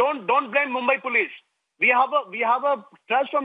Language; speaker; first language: English; non-native, local second language; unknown